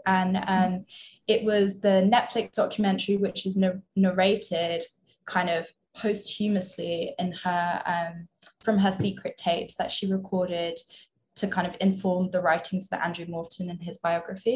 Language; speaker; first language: English; native; English